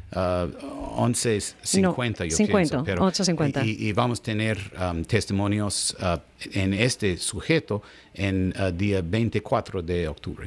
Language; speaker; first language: Spanish; non-native, learner; English